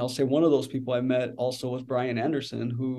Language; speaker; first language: English; native; English